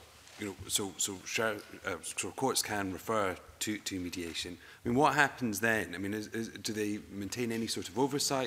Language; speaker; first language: English; native; English